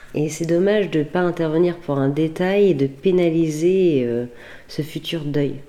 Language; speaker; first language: French; native; French